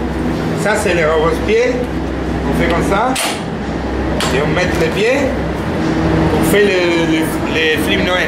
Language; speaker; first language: French; non-native, fluent; Spanish